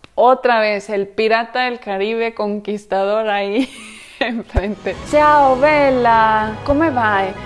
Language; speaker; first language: Spanish; native; Spanish